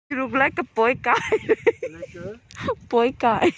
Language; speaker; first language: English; non-native, learner; Thai